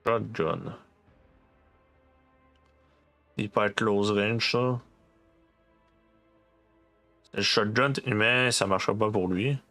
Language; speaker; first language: French; native; French